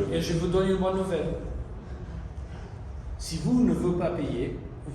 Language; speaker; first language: French; non-native, fluent; Portuguese